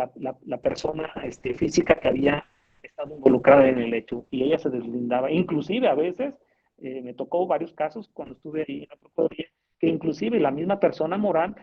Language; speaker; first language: Spanish; native; Spanish